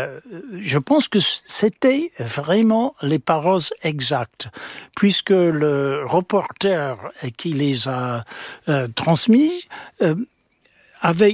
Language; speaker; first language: French; non-native, fluent; English